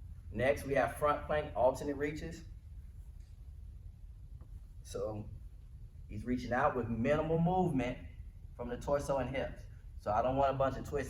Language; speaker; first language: English; native; English